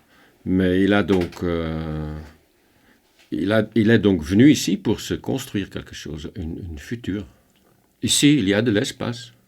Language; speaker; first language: French; non-native, fluent; Dutch